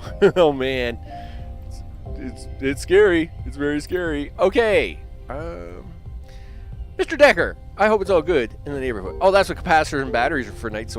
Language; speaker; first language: English; native; English